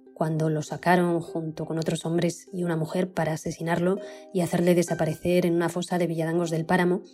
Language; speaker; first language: Spanish; native; Spanish